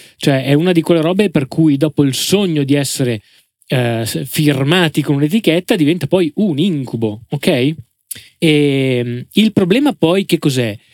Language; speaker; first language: Italian; native; Italian